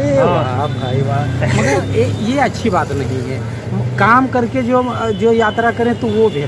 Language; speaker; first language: Hindi; native; Hindi